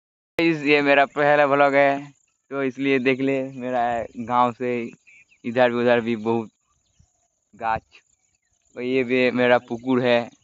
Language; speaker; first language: Hindi; non-native, local second language; Bangla